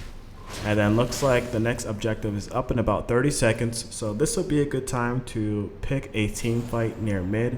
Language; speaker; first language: English; native; English